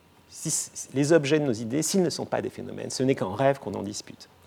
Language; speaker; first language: French; native; French